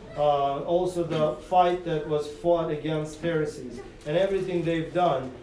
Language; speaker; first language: English; non-native, fluent; Russian